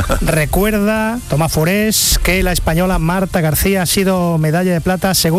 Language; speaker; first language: Spanish; native; Spanish